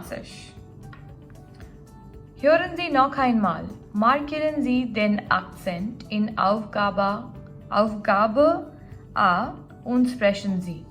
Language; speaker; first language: German; non-native, fluent; Gujarati